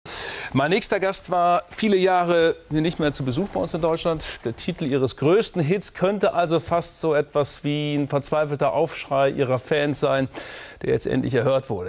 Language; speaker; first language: German; native; German